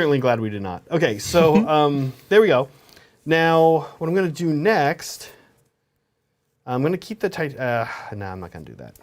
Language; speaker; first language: English; native; English